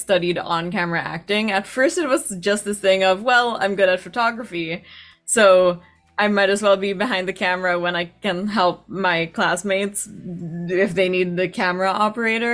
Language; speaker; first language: English; non-native, local second language; Filipino